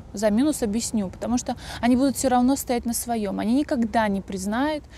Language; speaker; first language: Russian; native; Russian